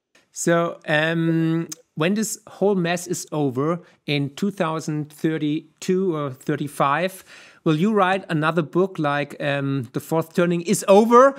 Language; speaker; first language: English; non-native, fluent; German